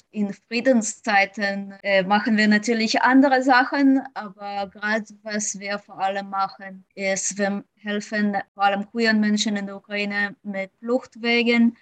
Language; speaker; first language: German; non-native, fluent; Ukrainian